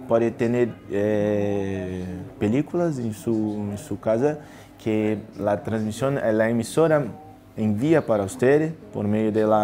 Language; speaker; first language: Spanish; non-native, learner; Portuguese